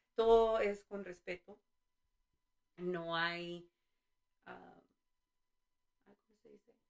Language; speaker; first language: Spanish; early bilingual, heritage; Spanish